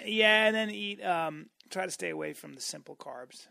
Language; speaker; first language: English; native; English